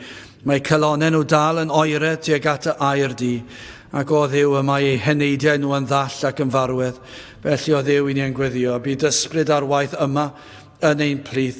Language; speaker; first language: Welsh; native; Welsh